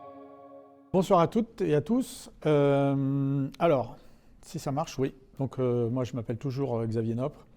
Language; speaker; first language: French; native; French